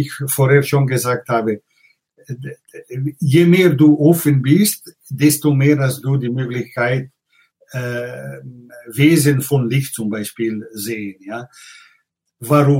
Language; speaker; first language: German; non-native, fluent; Italian